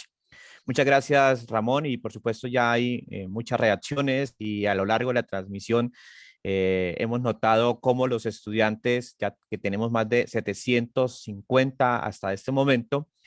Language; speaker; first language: Spanish; native; Spanish